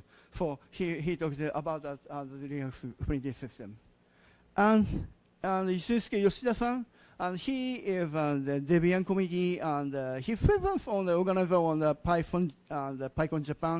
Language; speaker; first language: English; non-native, learner; Japanese